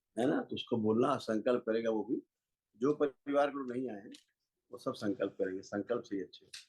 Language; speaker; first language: Hindi; native; Hindi